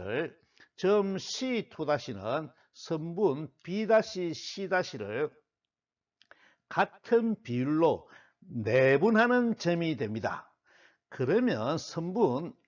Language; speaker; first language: Korean; native; Korean